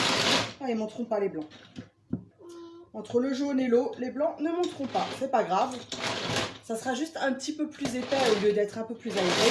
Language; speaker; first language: French; native; French